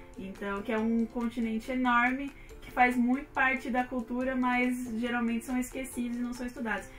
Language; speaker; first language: Portuguese; native; Portuguese